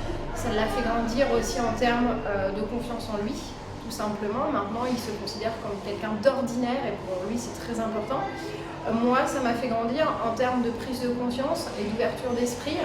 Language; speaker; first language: French; native; French